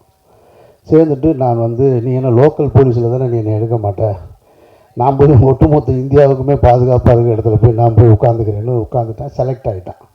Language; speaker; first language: Tamil; native; Tamil